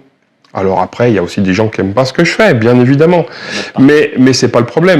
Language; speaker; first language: French; native; French